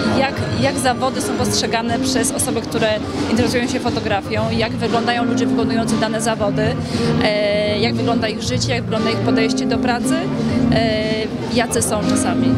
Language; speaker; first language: Polish; native; Polish